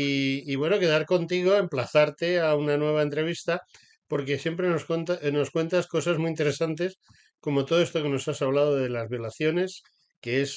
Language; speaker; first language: Spanish; native; Spanish